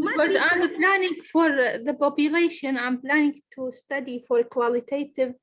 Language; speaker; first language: English; non-native, learner; Arabic